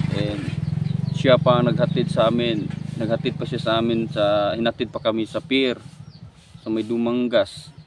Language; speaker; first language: Filipino; non-native, local second language; Cebuano